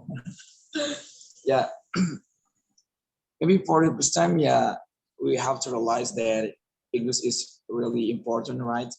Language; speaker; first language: English; non-native, learner; Indonesian